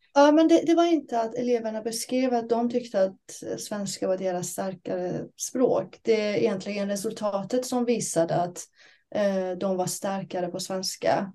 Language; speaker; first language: Swedish; non-native, fluent; Persian